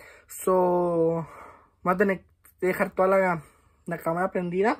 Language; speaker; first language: Spanish; early bilingual, heritage; Spanish